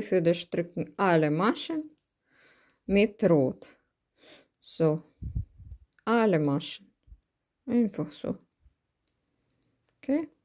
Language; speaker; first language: German; non-native, learner; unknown